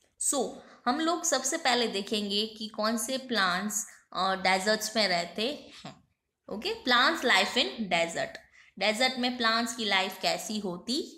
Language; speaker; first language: Hindi; non-native, local second language; Gujarati